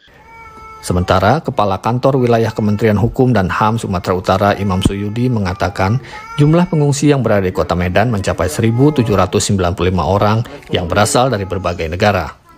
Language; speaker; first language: Indonesian; native; Indonesian